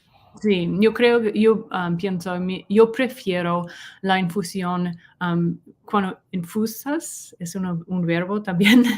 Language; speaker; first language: Spanish; non-native, learner; English